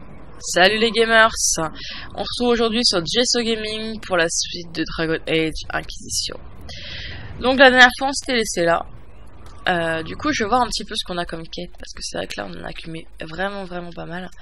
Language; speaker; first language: French; native; French